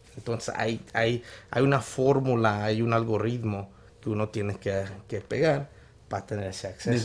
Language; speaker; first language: Spanish; early bilingual, heritage; Spanish